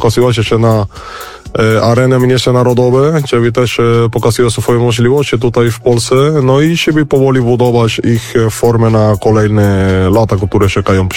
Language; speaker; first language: Polish; non-native, fluent; Spanish